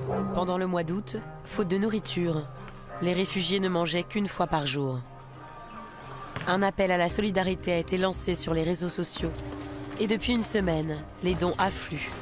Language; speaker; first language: French; native; French